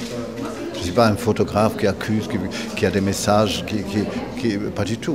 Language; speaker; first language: French; non-native, fluent; German